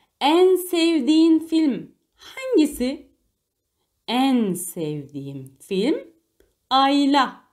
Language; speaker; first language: Turkish; non-native, fluent; Arabic